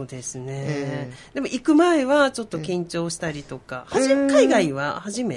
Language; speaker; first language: Japanese; native; Japanese